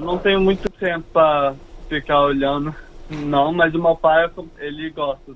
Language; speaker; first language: Portuguese; early bilingual, heritage; English